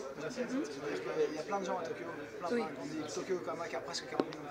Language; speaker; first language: French; native; French